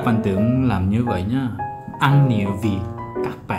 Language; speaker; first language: Vietnamese; non-native, learner; Korean